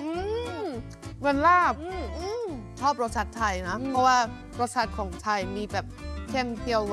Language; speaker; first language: Thai; non-native, fluent; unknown